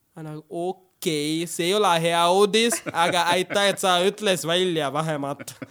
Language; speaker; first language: Estonian; non-native, fluent; English